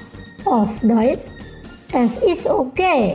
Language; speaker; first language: German; non-native, fluent; Indonesian